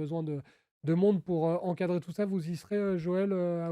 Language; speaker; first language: French; native; French